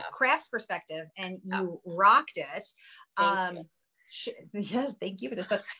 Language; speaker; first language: English; native; English